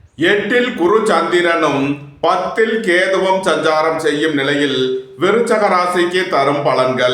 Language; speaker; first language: Tamil; native; Tamil